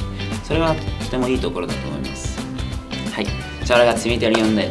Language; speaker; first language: Japanese; non-native, fluent; Italian